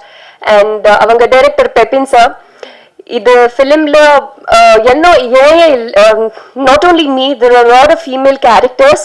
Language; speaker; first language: Tamil; non-native, learner; Telugu